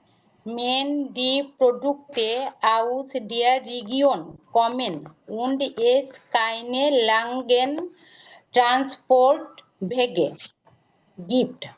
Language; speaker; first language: German; non-native, learner; Bangla